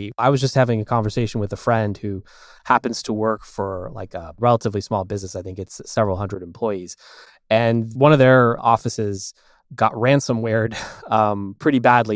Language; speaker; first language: English; native; English